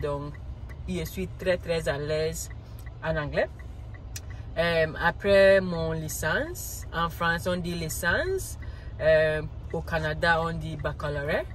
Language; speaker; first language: French; non-native, learner; Akan